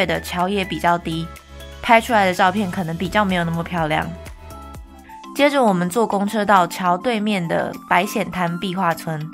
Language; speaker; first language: Chinese; native; Chinese